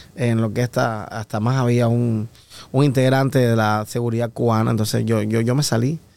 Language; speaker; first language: Spanish; native; Spanish